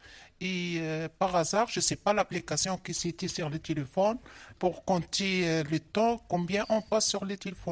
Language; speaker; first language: French; non-native, learner; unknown